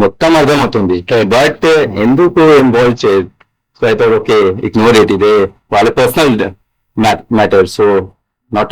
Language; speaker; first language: Telugu; non-native, learner; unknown